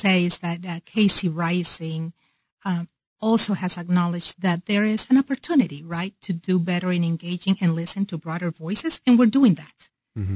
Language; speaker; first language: English; non-native, fluent; Spanish